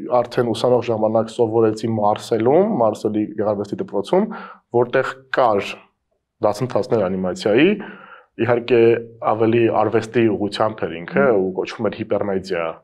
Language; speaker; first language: Armenian; native; Armenian